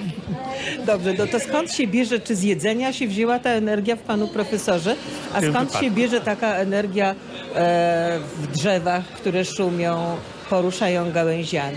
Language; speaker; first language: Polish; native; Polish